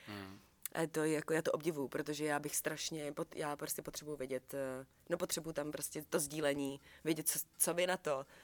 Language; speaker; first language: Czech; native; Czech